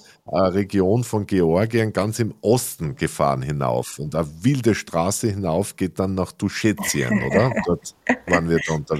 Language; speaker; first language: German; native; German